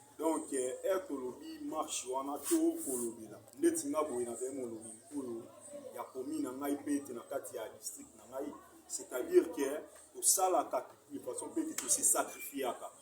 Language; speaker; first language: Lingala; native; Lingala